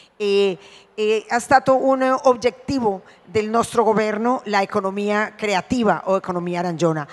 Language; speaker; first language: Italian; non-native, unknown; Spanish